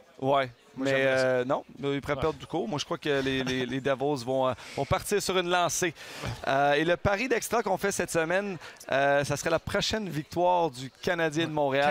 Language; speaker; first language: French; native; French